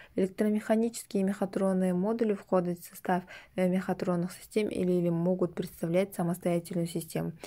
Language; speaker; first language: Russian; non-native, local second language; Kazakh